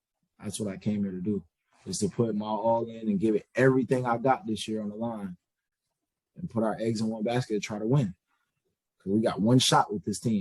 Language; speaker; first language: English; native; English